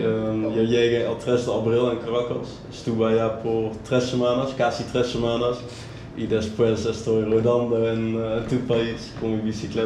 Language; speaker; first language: Spanish; non-native, learner; Dutch